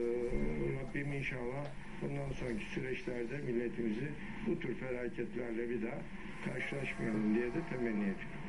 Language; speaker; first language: Turkish; native; Turkish